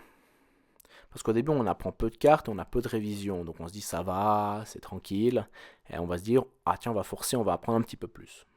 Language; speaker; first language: French; native; French